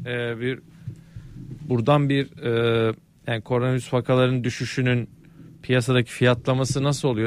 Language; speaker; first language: Turkish; native; Turkish